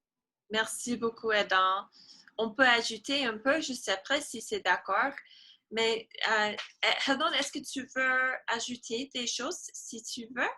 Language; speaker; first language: French; non-native, learner; English